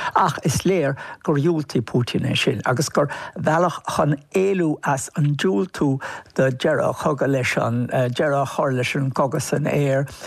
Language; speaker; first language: Irish; native; Irish